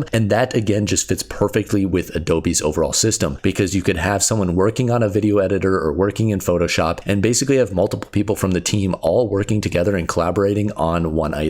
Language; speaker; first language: English; native; English